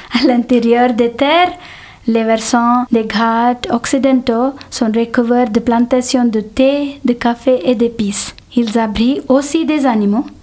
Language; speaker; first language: French; non-native, fluent; Telugu